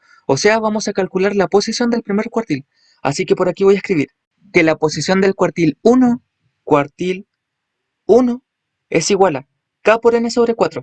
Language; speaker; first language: Spanish; native; Spanish